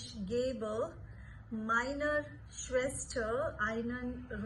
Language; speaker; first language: German; non-native, fluent; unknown